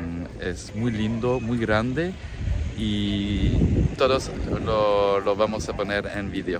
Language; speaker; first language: Spanish; non-native, fluent; French